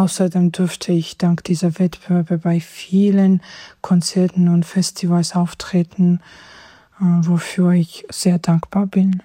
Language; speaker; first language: German; non-native, fluent; Georgian